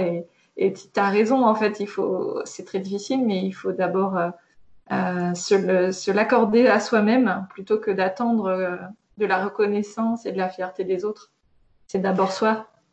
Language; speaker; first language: French; native; French